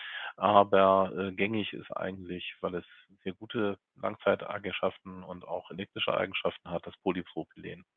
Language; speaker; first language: German; native; German